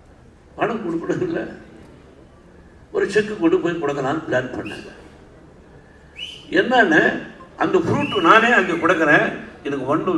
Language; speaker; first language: Tamil; non-native, learner; Telugu